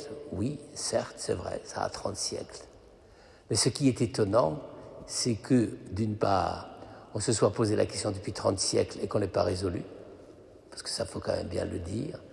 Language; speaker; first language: French; native; French